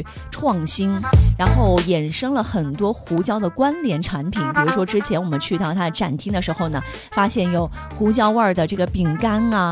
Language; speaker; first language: Chinese; native; Chinese